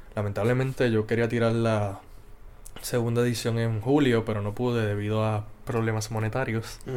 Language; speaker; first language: Spanish; native; Spanish